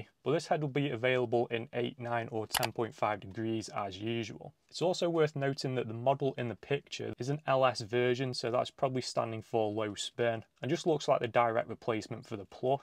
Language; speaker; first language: English; native; English